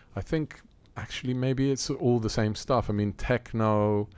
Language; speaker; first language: English; early bilingual, other home language; Italian